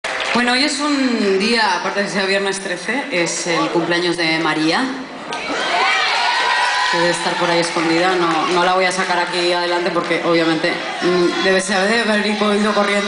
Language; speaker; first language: Spanish; native; Spanish